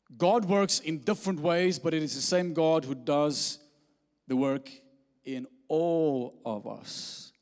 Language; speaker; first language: English; non-native, local second language; Afrikaans